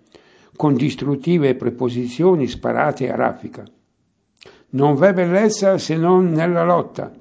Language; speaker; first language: Italian; native; Italian